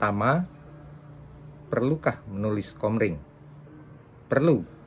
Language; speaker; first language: Indonesian; non-native, local second language; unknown